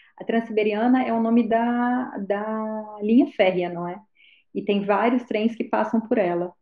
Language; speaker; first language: Portuguese; native; Portuguese